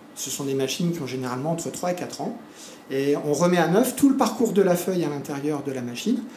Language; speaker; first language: French; native; French